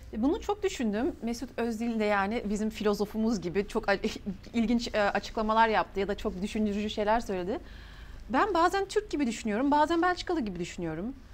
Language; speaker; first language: Turkish; early bilingual, heritage; Turkish